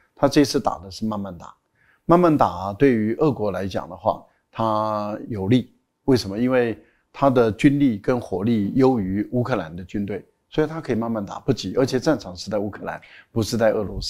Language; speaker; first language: Chinese; native; Chinese